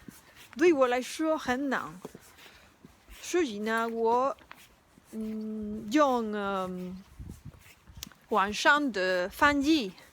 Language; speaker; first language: Chinese; non-native, learner; Spanish